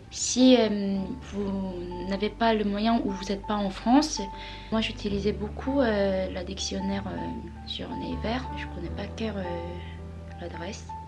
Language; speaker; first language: French; non-native, fluent; Korean